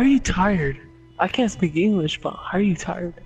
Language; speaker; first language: English; native; English